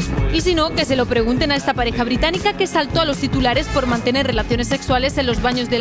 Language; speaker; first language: Spanish; native; Spanish